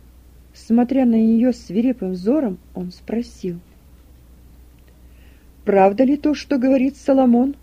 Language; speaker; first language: Russian; native; Russian